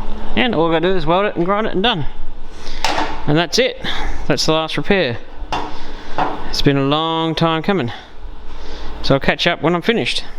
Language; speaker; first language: English; native; English